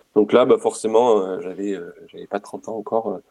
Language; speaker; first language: French; native; French